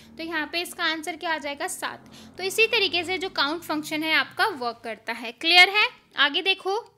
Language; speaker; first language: Hindi; native; Hindi